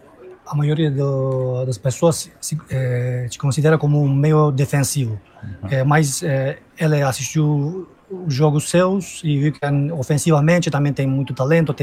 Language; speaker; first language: Portuguese; non-native, fluent; Turkish